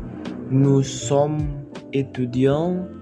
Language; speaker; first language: French; non-native, learner; Indonesian